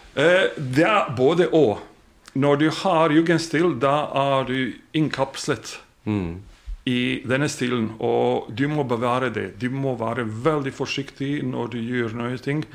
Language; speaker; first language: Norwegian; non-native, fluent; Bosnian